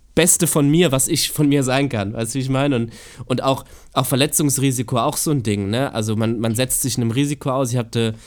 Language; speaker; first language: German; native; German